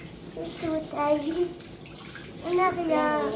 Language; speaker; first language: French; early bilingual, other home language; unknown